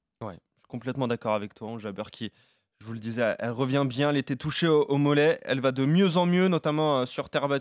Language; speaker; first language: French; native; French